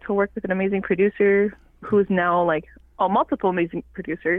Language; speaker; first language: English; non-native, fluent; Cree